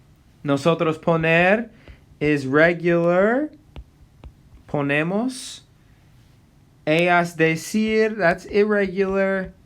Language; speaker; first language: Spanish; non-native, fluent; English